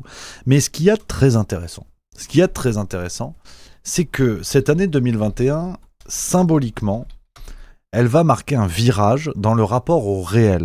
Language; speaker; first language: French; native; French